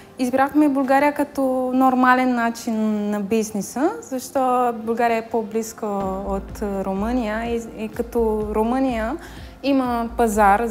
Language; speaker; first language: Bulgarian; non-native, learner; Romanian